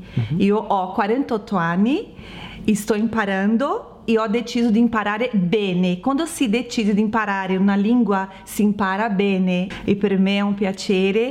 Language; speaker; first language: Italian; non-native, learner; Portuguese